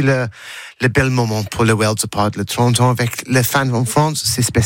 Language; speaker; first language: French; non-native, learner; English